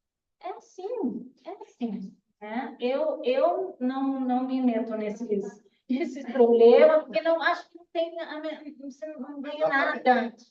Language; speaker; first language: Portuguese; non-native, fluent; Spanish